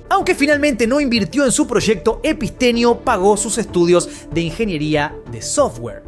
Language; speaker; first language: Spanish; native; Spanish